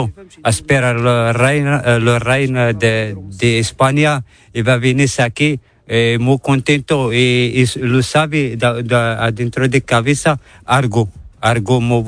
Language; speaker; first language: Spanish; non-native, learner; Arabic